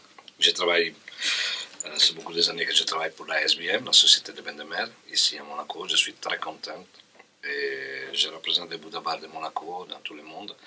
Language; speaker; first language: French; non-native, fluent; Italian